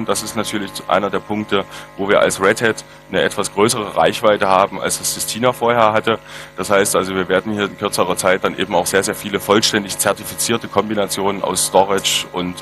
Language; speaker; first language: German; native; German